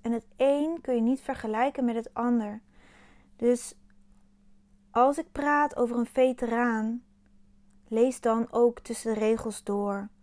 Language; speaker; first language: Dutch; native; Dutch